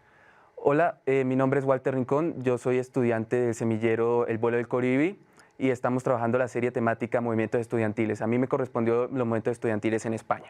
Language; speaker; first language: Spanish; native; Spanish